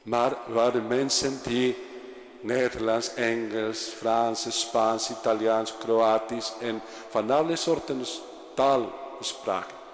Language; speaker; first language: Dutch; non-native, fluent; Spanish